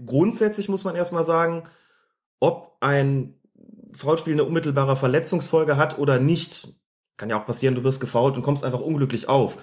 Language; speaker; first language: German; native; German